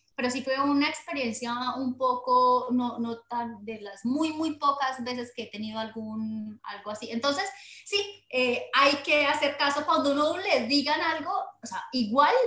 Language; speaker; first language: Spanish; native; Spanish